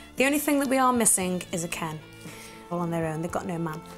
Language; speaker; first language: English; native; English